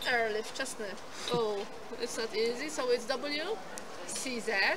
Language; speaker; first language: English; non-native, fluent; Polish